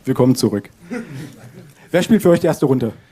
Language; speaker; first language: German; native; German